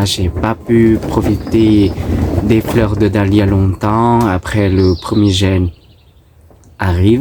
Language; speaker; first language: French; non-native, fluent; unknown